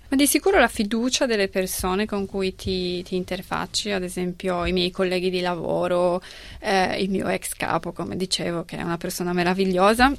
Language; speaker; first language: Italian; non-native, fluent; Polish